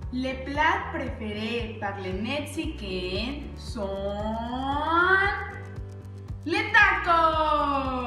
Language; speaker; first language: French; non-native, learner; Spanish